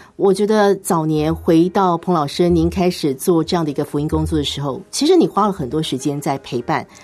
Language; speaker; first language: Chinese; native; Chinese